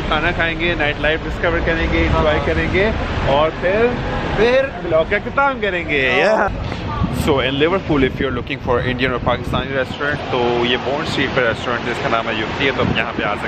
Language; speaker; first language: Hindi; non-native, local second language; Pashto